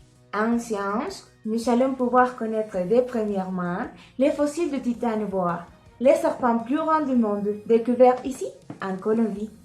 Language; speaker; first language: French; non-native, learner; Spanish